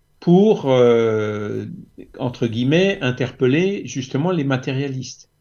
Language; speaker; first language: French; native; French